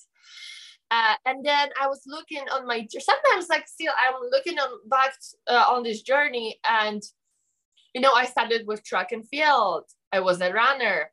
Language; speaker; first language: English; non-native, learner; Polish